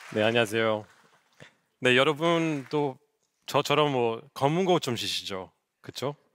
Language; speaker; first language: Korean; non-native, fluent; English